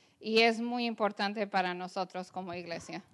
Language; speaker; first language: Spanish; early bilingual, other home language; English